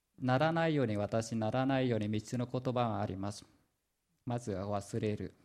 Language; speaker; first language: Japanese; non-native, fluent; Vietnamese